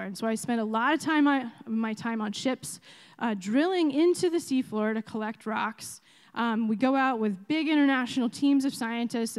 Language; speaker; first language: English; native; English